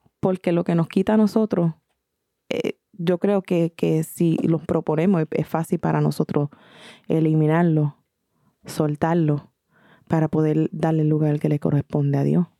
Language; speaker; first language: Spanish; early bilingual, heritage; Spanish